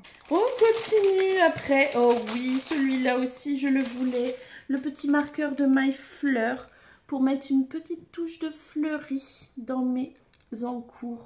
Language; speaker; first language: French; native; French